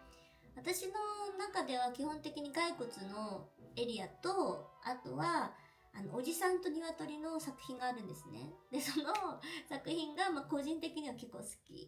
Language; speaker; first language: Japanese; native; Japanese